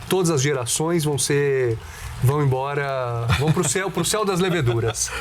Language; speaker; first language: Portuguese; native; Portuguese